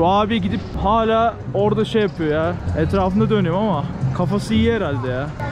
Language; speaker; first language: Turkish; native; Turkish